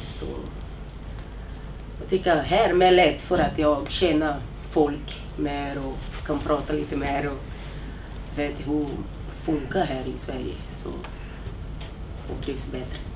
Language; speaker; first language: Swedish; non-native, fluent; Portuguese